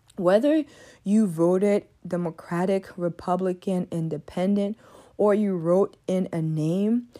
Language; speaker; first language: English; early bilingual, other home language; French